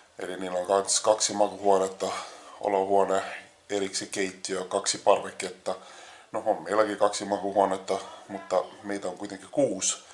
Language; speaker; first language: Finnish; native; Finnish